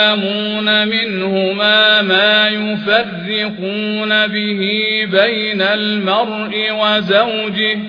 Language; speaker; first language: Arabic; native; Arabic